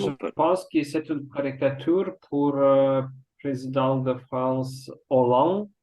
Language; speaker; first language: French; non-native, learner; Russian